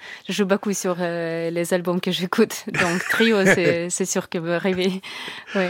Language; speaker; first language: French; non-native, learner; Russian